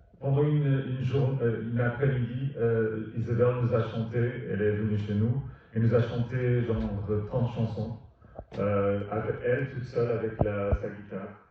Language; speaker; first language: French; non-native, fluent; Portuguese